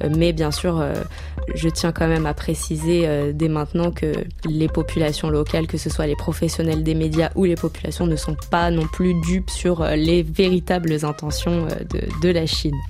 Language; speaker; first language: French; native; French